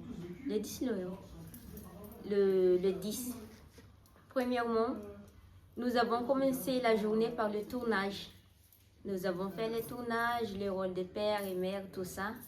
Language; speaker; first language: French; non-native, learner; Malagasy